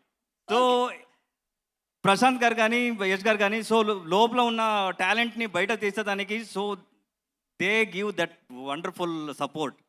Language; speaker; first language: Telugu; non-native, local second language; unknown